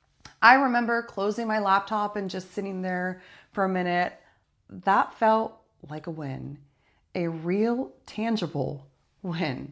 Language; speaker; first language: English; native; English